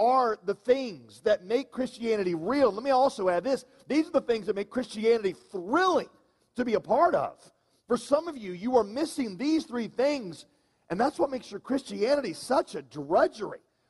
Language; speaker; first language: English; native; English